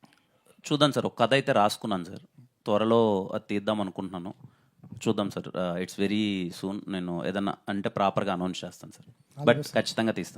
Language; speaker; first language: Telugu; native; Telugu